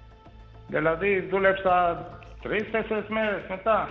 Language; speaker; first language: Greek; non-native, learner; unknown